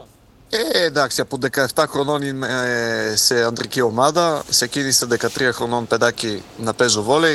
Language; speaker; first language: Greek; non-native, fluent; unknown